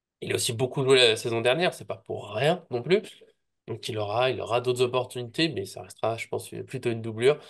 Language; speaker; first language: French; native; French